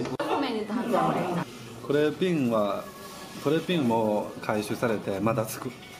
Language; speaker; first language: Japanese; non-native, fluent; Chinese